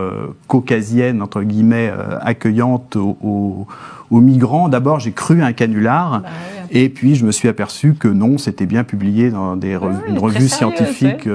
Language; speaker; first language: French; native; French